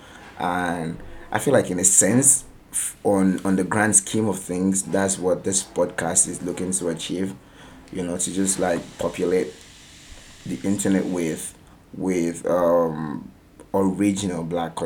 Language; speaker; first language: English; non-native, local second language; Yoruba